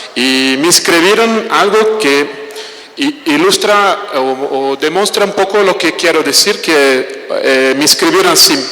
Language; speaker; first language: Spanish; non-native, fluent; Portuguese